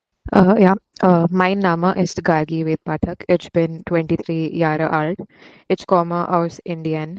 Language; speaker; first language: German; non-native, learner; Marathi